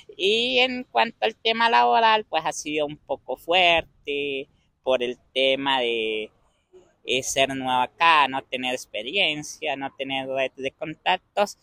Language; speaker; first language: Spanish; native; Spanish